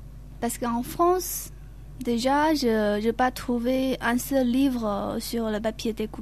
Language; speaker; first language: French; non-native, learner; Chinese